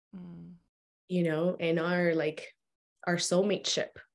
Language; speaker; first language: English; early bilingual, other home language; Spanish